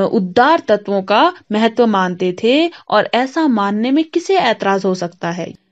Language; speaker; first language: Hindi; native; Hindi